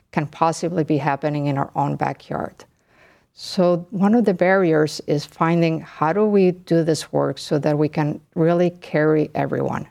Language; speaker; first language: English; early bilingual, other home language; Spanish